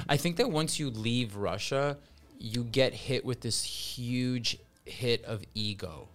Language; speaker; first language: English; early bilingual, other home language; Russian